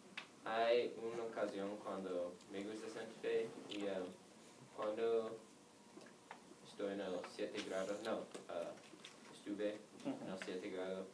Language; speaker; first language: Spanish; non-native, learner; English